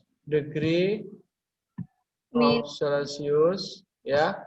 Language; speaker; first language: English; non-native, learner; Indonesian